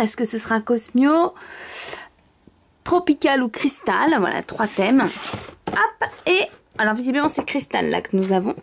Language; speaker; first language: French; native; French